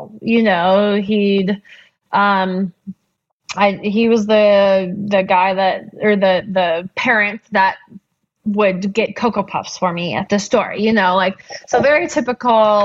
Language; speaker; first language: English; native; English